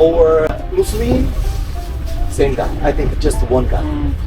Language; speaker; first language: English; non-native, learner; Korean